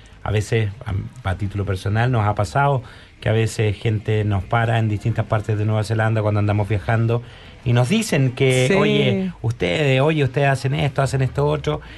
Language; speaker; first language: Spanish; native; Spanish